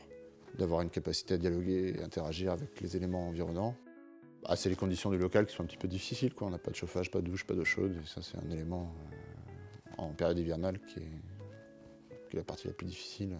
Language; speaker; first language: French; native; French